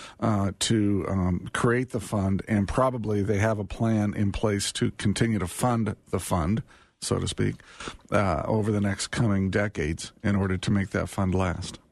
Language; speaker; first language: English; native; English